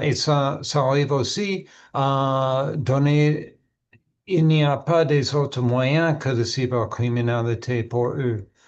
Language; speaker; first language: French; non-native, learner; English